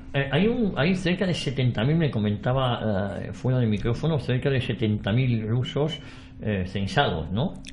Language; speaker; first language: Spanish; native; Spanish